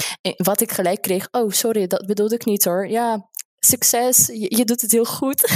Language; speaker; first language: Dutch; non-native, fluent; Russian